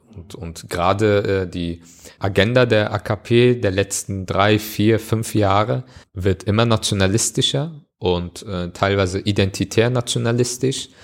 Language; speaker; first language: German; early bilingual, other home language; Turkish